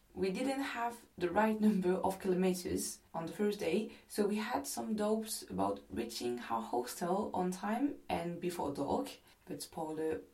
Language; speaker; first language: English; non-native, fluent; French